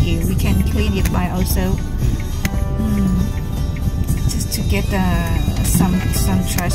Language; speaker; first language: English; non-native, fluent; Filipino